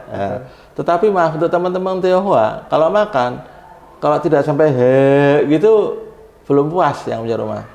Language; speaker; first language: Indonesian; native; Indonesian